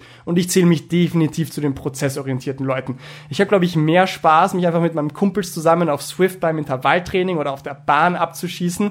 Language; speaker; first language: German; native; German